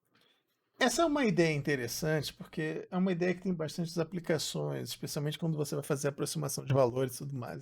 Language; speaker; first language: Portuguese; native; Portuguese